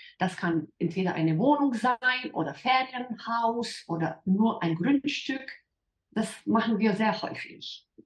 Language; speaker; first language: German; non-native, fluent; Slovenian